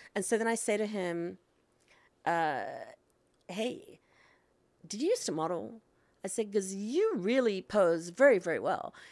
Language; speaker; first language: English; native; English